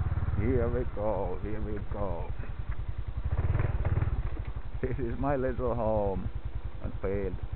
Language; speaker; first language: English; non-native, learner; Finnish